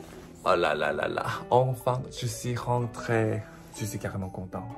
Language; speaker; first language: French; non-native, fluent; Korean